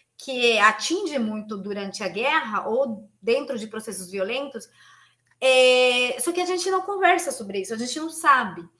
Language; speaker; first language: Portuguese; non-native, fluent; Spanish